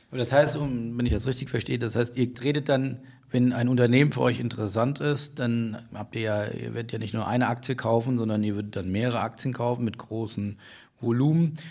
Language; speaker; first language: German; native; German